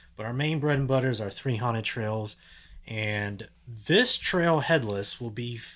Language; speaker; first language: English; native; English